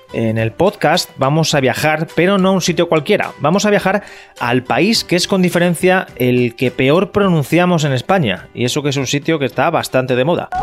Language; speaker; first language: Spanish; native; Spanish